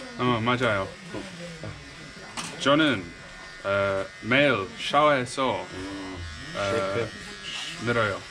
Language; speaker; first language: Korean; non-native, learner; English